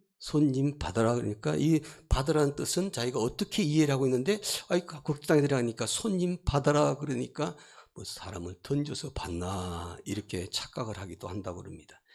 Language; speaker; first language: Korean; native; Korean